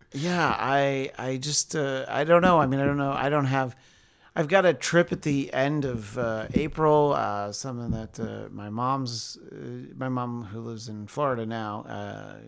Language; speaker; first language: English; native; English